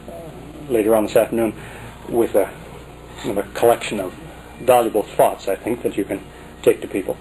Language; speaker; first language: English; native; English